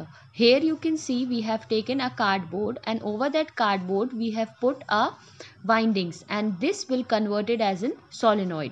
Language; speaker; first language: English; non-native, local second language; Hindi